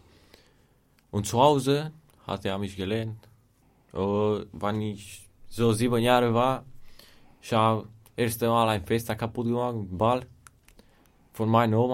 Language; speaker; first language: German; non-native, learner; Romanian